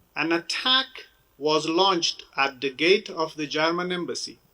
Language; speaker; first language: English; non-native, fluent; Persian